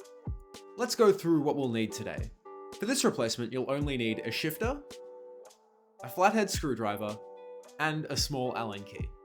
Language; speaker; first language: English; native; English